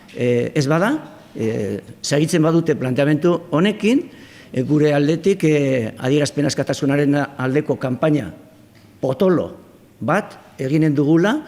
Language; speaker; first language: Basque; non-native, local second language; Spanish